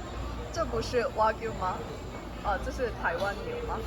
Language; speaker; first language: Chinese; non-native, fluent; Korean